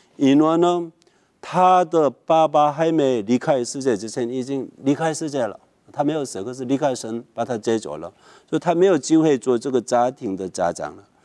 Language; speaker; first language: Chinese; non-native, fluent; Korean